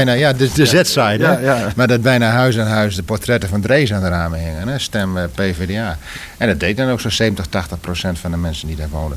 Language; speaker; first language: Dutch; native; Dutch